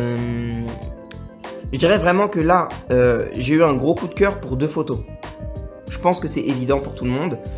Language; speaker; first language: French; native; French